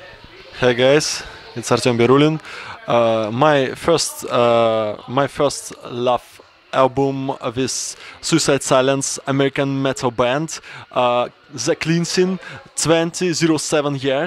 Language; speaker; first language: English; non-native, learner; Russian